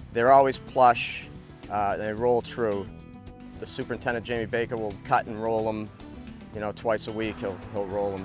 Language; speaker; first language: English; native; English